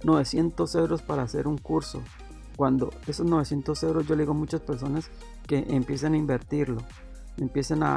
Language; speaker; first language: Spanish; native; Spanish